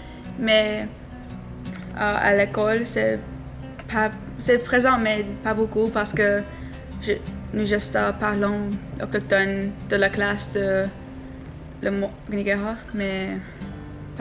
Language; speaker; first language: French; non-native, learner; English